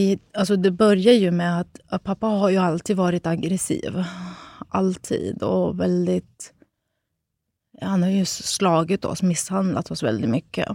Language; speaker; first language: Swedish; native; Swedish